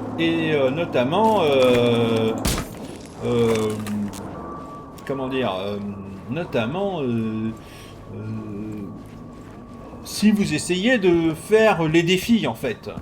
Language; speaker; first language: French; native; French